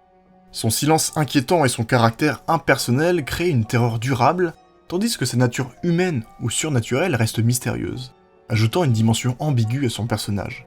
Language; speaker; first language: French; native; French